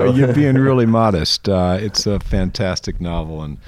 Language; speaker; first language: English; native; English